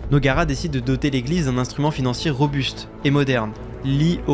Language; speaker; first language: French; native; French